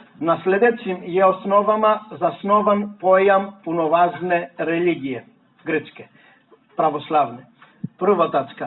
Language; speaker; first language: Serbian; non-native, fluent; Greek